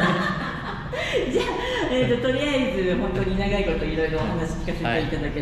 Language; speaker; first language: Japanese; native; Japanese